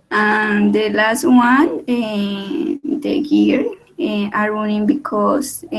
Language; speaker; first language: English; non-native, learner; Spanish